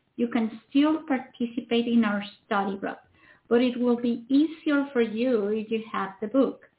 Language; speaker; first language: English; non-native, fluent; Spanish